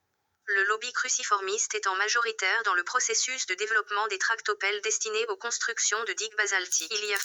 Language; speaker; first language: French; native; French